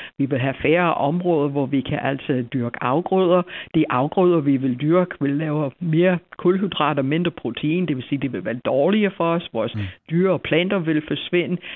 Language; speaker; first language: Danish; non-native, fluent; English